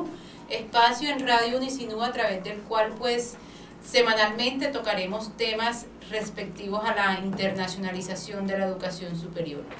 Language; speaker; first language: Spanish; native; Spanish